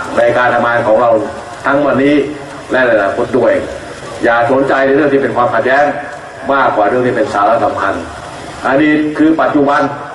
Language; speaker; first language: Thai; native; Thai